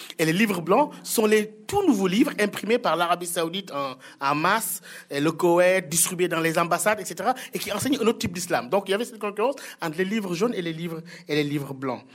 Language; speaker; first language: French; non-native, local second language; Wolof